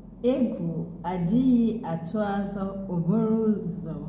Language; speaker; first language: Igbo; non-native, learner; Yoruba